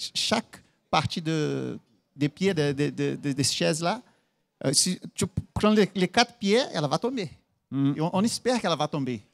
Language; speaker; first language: French; non-native, learner; Portuguese